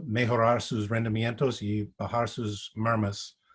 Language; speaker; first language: Spanish; non-native, fluent; English